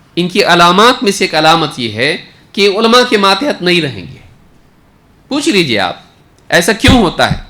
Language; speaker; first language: Urdu; native; Urdu